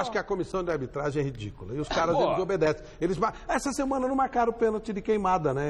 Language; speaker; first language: Portuguese; native; Portuguese